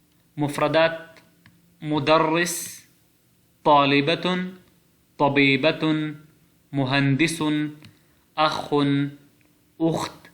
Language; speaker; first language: Arabic; non-native, fluent; Pashto